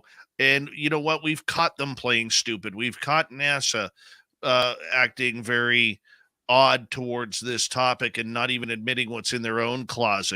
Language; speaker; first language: English; native; English